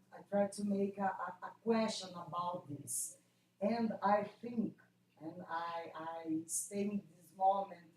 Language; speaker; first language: English; non-native, learner; Portuguese